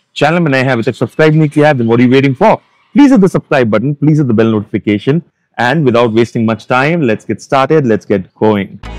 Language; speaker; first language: Hindi; native; Hindi